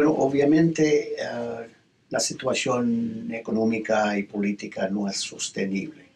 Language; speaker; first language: Spanish; non-native, fluent; English